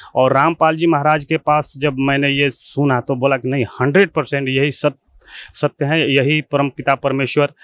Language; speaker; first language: Hindi; native; Hindi